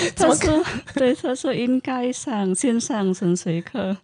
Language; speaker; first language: Chinese; non-native, fluent; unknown